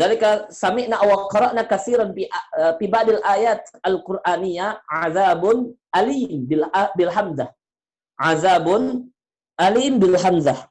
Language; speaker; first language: Arabic; non-native, fluent; Indonesian